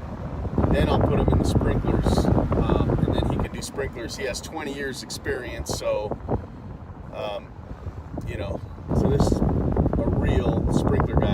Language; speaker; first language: English; native; English